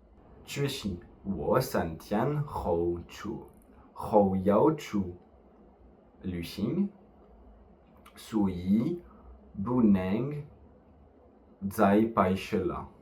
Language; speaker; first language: Chinese; non-native, learner; French